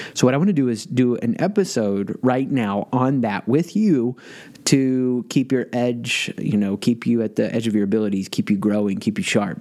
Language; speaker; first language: English; native; English